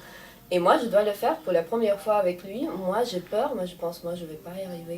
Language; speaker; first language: French; non-native, fluent; Russian